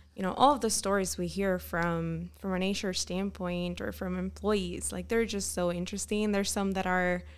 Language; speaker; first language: English; non-native, fluent; Spanish